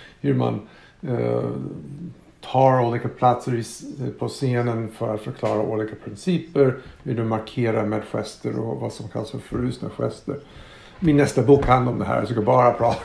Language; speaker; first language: Swedish; non-native, fluent; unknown